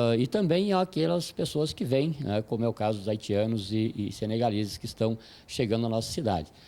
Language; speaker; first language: Portuguese; native; Portuguese